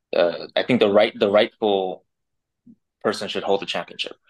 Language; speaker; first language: English; native; English